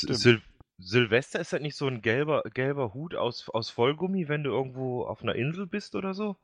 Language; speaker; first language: German; native; German